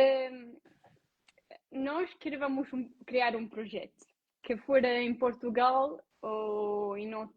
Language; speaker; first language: Portuguese; non-native, learner; Italian